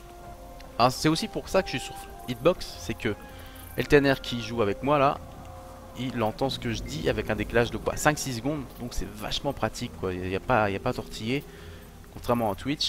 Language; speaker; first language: French; native; French